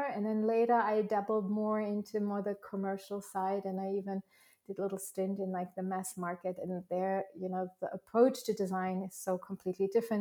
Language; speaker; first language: English; non-native, fluent; German